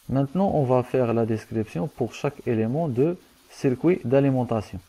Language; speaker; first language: French; non-native, local second language; Arabic